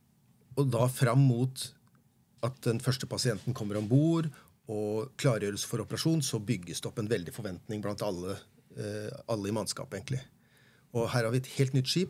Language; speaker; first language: Norwegian; native; Norwegian